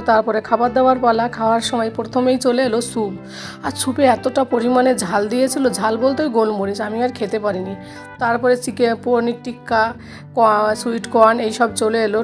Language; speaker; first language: Bangla; native; Bangla